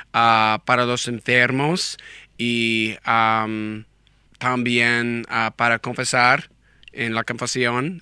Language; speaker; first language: Spanish; non-native, learner; English